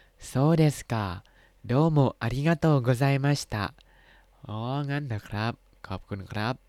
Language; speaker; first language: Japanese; non-native, fluent; Thai